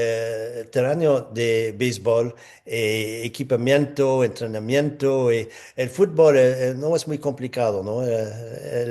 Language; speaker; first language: Spanish; non-native, fluent; English